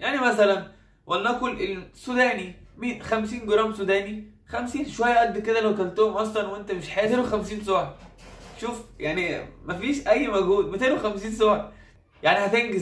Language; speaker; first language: Arabic; native; Arabic